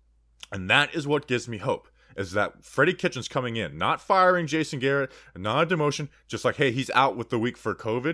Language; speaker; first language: English; native; English